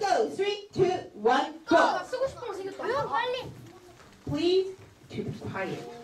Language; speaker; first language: English; non-native, fluent; Korean